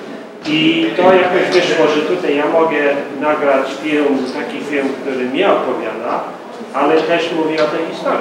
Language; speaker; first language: Polish; early bilingual, heritage; Polish